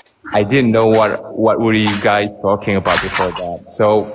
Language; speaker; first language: English; non-native, fluent; Indonesian